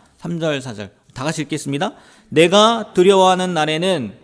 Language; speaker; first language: Korean; native; Korean